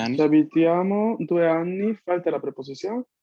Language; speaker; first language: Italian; non-native, fluent; Spanish